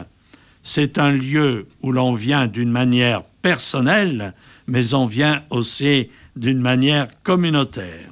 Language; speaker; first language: French; native; French